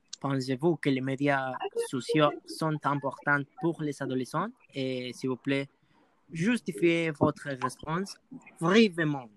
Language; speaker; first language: French; non-native, learner; Spanish